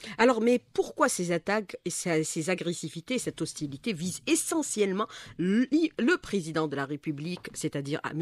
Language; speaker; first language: French; non-native, local second language; Arabic